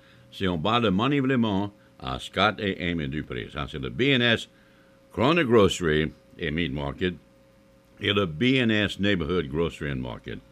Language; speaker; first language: French; early bilingual, heritage; French